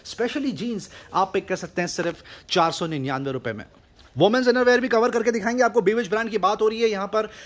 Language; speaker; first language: Hindi; native; Hindi